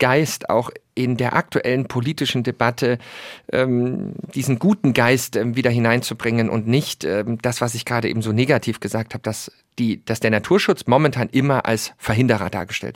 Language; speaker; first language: German; native; German